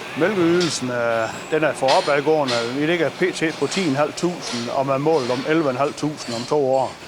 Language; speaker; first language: Danish; native; Danish